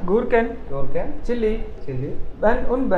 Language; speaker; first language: German; non-native, learner; Malayalam